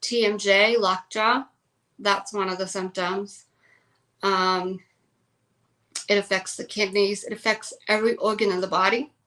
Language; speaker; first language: English; native; English